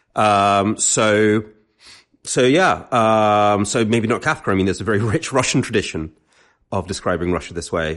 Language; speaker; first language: English; native; English